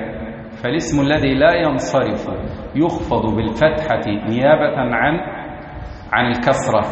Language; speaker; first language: Arabic; native; Arabic